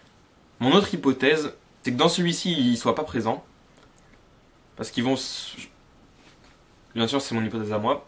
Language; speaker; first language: French; native; French